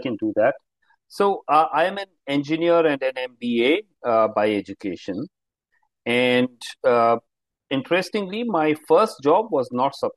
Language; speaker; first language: English; non-native, local second language; Hindi